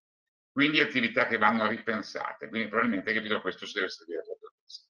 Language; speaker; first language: Italian; native; Italian